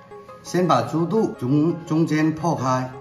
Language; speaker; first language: Chinese; native; Chinese